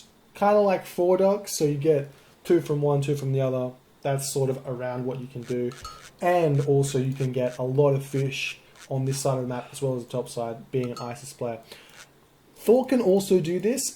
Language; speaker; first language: English; native; English